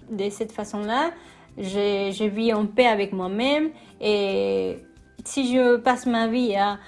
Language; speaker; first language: French; non-native, fluent; Spanish